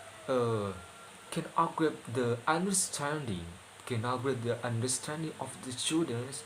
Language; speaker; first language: English; non-native, learner; Indonesian